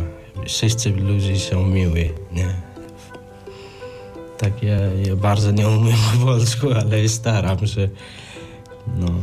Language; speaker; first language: Polish; non-native, learner; Nepali